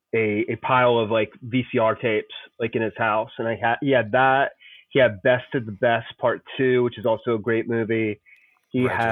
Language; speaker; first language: English; native; English